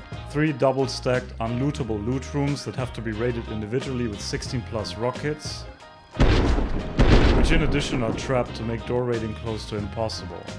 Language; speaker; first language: English; non-native, fluent; German